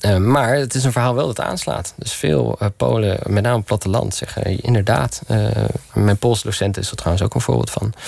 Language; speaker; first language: Dutch; early bilingual, other home language; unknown